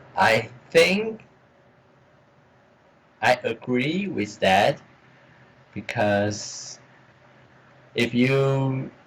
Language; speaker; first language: English; non-native, learner; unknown